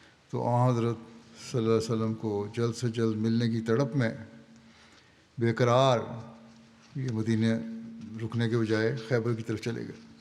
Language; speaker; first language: Urdu; native; Urdu